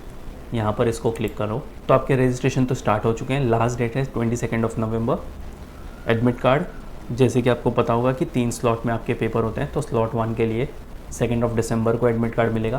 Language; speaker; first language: Hindi; native; Hindi